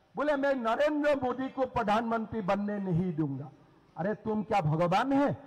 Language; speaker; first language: Hindi; non-native, local second language; Assamese